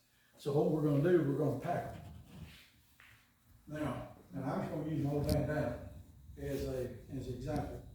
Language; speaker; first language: English; native; English